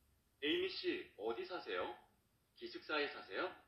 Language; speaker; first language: Korean; non-native, learner; English